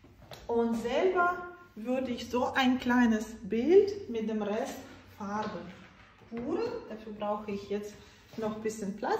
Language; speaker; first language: German; non-native, fluent; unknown